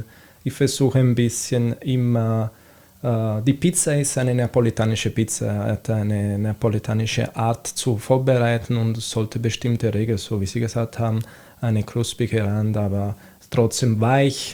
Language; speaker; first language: German; non-native, fluent; Italian